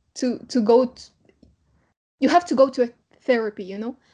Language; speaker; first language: English; non-native, fluent; Kazakh